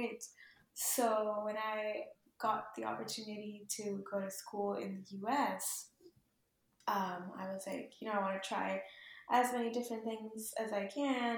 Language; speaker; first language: English; non-native, local second language; Urdu